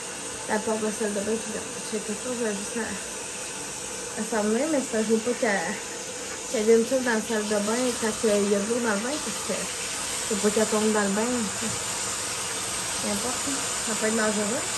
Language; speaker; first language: French; native; French